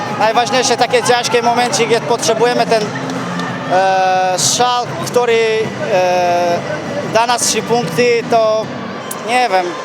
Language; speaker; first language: Polish; non-native, learner; Armenian